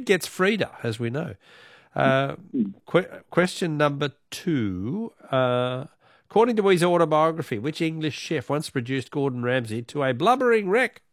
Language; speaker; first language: English; native; English